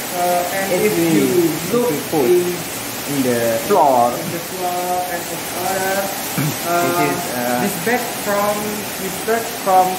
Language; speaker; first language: English; non-native, learner; Indonesian